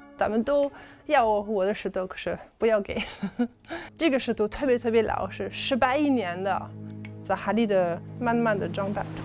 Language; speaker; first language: Chinese; non-native, fluent; French